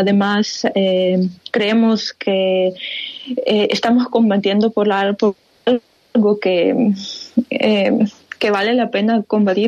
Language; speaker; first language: Spanish; non-native, fluent; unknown